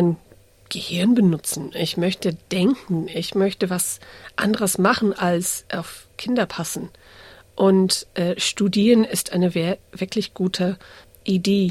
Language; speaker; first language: German; non-native, fluent; English